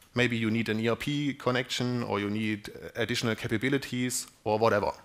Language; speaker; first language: English; non-native, fluent; German